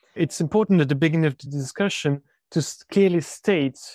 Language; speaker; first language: English; non-native, fluent; French